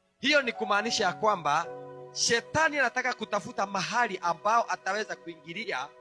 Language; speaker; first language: Swahili; non-native, local second language; Kikuyu